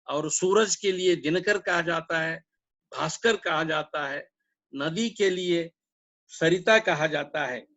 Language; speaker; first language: Hindi; non-native, local second language; Kannada